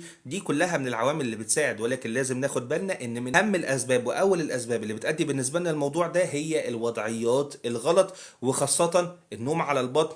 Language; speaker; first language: Arabic; native; Arabic